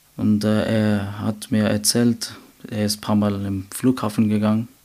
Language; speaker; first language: German; non-native, learner; Persian